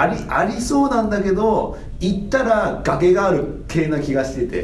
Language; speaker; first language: Japanese; native; Japanese